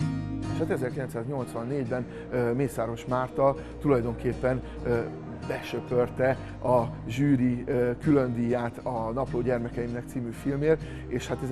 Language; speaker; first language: Hungarian; native; Hungarian